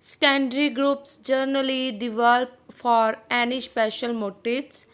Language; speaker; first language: English; non-native, local second language; Punjabi